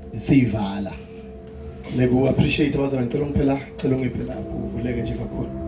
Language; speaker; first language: Zulu; non-native, local second language; Swati